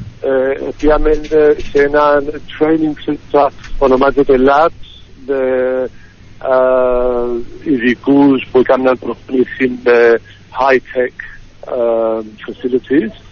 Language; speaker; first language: Greek; early bilingual, heritage; Greek